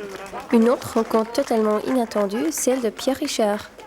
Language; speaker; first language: French; native; French